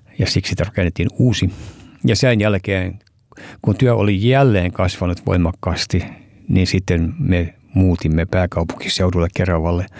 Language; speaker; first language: Finnish; early bilingual, heritage; Finnish